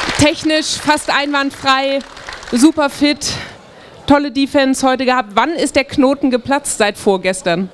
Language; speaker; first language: German; native; German